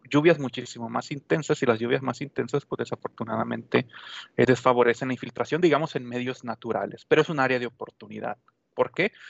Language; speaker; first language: Spanish; native; Spanish